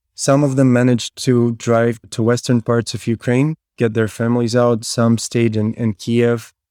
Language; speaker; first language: English; non-native, fluent; Ukrainian